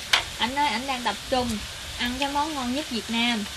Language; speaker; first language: Vietnamese; native; Vietnamese